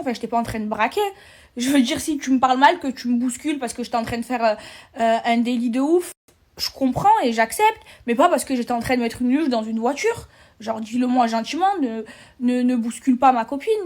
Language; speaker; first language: French; native; French